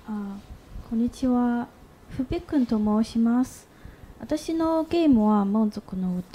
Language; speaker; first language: Japanese; non-native, learner; Chinese